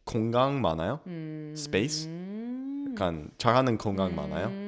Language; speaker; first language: Korean; non-native, learner; English